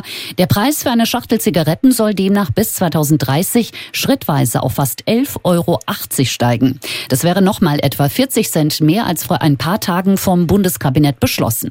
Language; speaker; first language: German; native; German